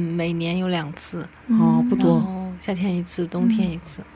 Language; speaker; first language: Chinese; non-native, fluent; Korean